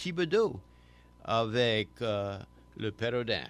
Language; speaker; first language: French; native; French